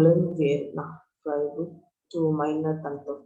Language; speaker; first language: German; non-native, learner; Indonesian